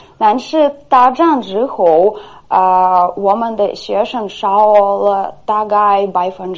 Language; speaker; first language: Chinese; non-native, fluent; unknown